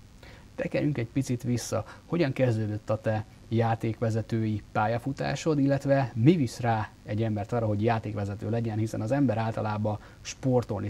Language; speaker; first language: Hungarian; native; Hungarian